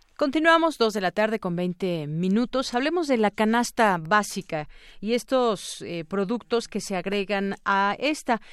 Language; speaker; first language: Spanish; native; Spanish